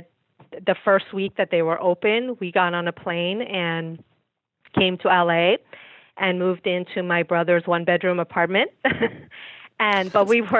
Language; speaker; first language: English; early bilingual, other home language; Persian